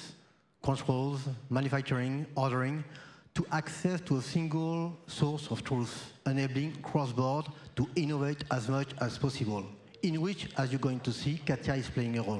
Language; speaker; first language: English; non-native, fluent; French